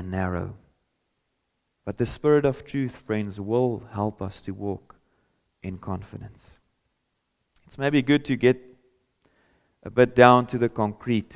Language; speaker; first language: English; non-native, local second language; Afrikaans